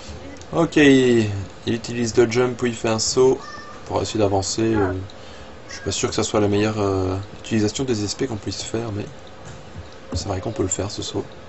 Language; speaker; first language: French; native; French